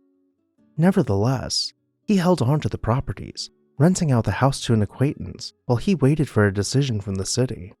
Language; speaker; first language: English; native; English